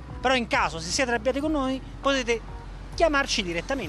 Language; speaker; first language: Italian; native; Italian